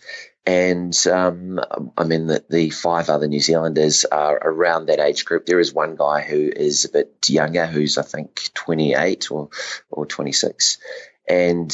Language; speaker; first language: English; native; English